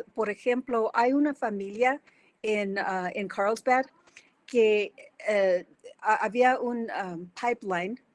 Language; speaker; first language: Spanish; non-native, learner; English